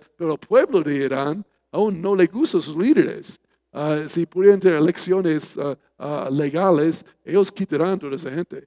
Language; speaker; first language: Spanish; non-native, fluent; English